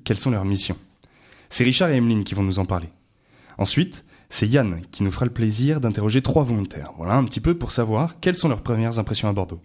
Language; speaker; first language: French; native; French